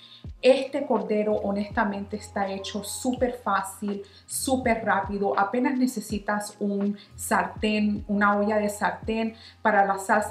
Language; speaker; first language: Spanish; non-native, fluent; English